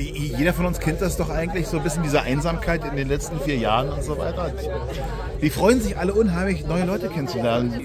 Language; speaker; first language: German; native; German